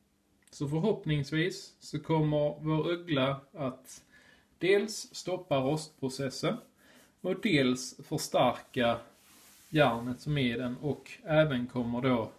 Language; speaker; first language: Swedish; native; Swedish